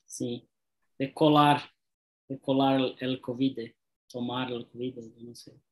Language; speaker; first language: Spanish; non-native, learner; Portuguese